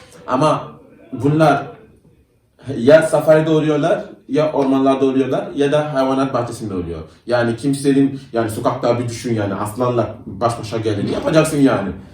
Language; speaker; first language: Turkish; non-native, fluent; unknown